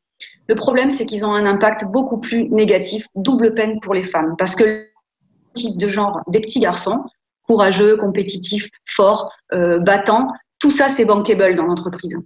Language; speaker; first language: French; native; French